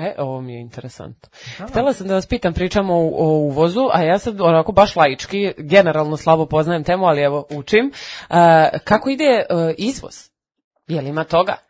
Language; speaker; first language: Serbian; native; Serbian